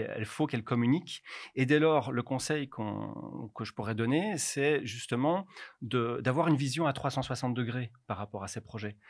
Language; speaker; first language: French; native; French